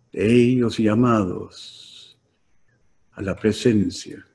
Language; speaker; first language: Spanish; native; Spanish